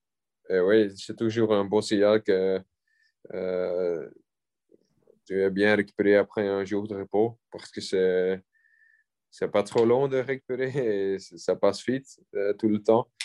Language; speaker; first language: French; non-native, local second language; Dutch